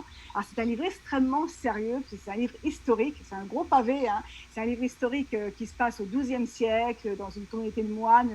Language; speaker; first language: French; native; French